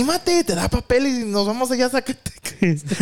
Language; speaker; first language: Spanish; early bilingual, heritage; Spanish